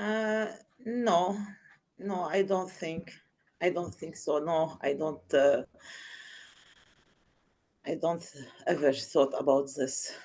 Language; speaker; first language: English; non-native, learner; Arabic